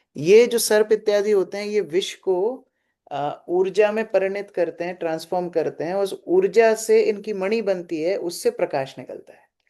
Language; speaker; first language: Hindi; native; Hindi